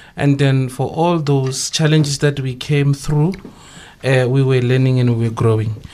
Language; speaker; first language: English; non-native, local second language; Northern Sotho